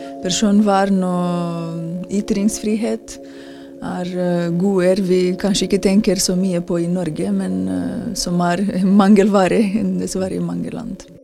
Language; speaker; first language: Norwegian; non-native, fluent; Romanian